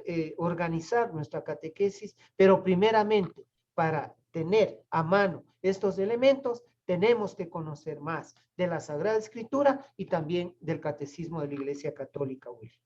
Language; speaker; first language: Spanish; native; Spanish